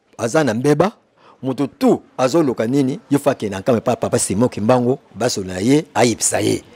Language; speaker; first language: Lingala; non-native, local second language; Kongo